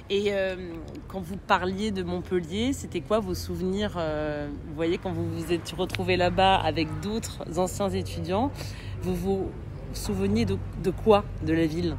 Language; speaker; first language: French; native; French